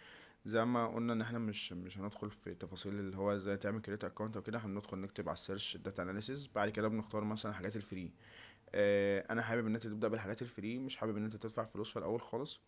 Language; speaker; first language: Arabic; native; Arabic